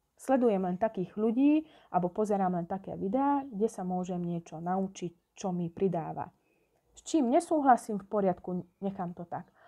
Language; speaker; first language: Slovak; non-native, local second language; Hungarian